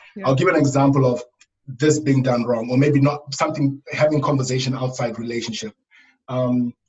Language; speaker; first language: English; non-native, local second language; Shona